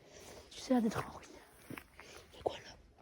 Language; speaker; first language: French; native; French